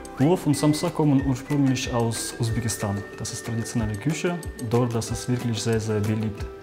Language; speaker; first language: German; non-native, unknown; Russian